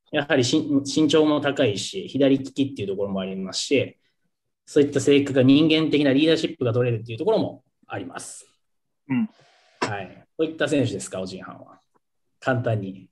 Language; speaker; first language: Japanese; native; Japanese